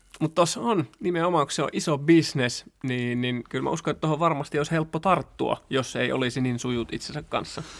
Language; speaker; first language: Finnish; native; Finnish